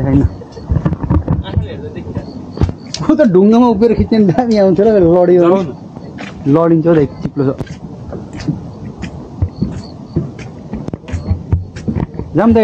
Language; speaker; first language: Nepali; native; Nepali